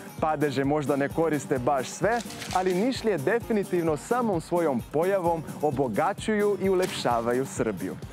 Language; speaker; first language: Serbian; non-native, fluent; Portuguese